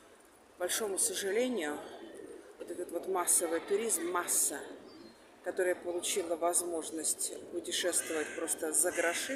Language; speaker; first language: Russian; native; Russian